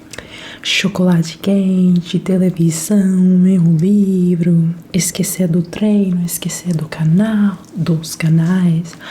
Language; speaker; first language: Portuguese; non-native, fluent; Italian